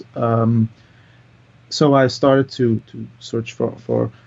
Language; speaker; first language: English; non-native, fluent; Dutch